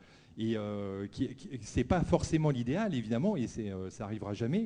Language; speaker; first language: French; native; French